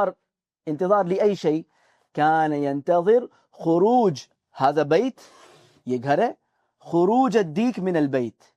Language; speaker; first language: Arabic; non-native, fluent; Urdu